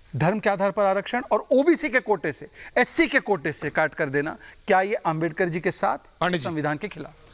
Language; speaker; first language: Hindi; native; Hindi